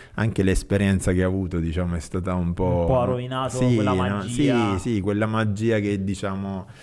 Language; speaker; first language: Italian; native; Italian